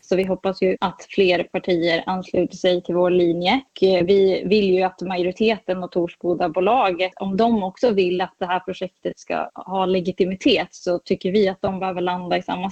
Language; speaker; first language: Swedish; native; Swedish